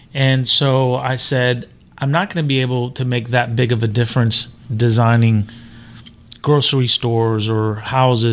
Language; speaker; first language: English; native; English